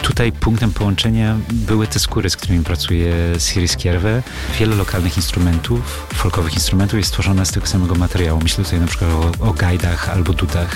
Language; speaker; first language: Polish; native; Polish